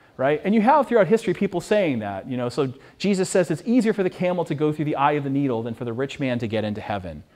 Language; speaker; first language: English; native; English